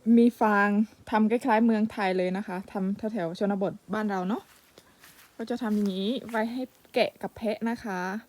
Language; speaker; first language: Thai; native; Thai